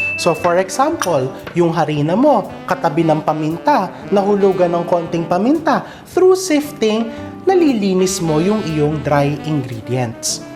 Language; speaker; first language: Filipino; native; Filipino